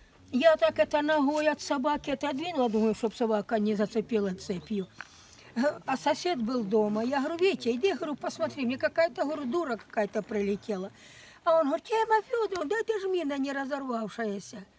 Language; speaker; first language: Russian; native; Russian